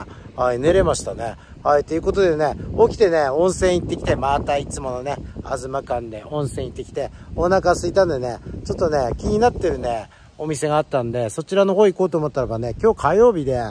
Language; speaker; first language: Japanese; native; Japanese